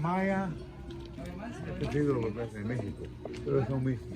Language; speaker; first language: Spanish; non-native, fluent; Hebrew